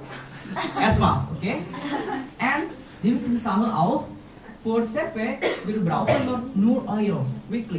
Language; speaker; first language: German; non-native, learner; Indonesian